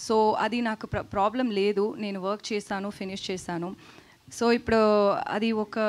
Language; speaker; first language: Telugu; non-native, learner; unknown